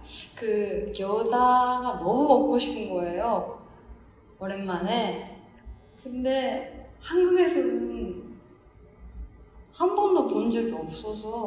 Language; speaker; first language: Korean; non-native, fluent; Japanese